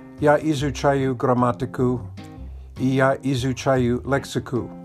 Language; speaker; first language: Russian; non-native, learner; English